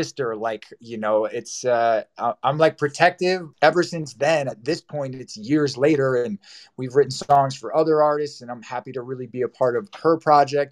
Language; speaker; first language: English; native; English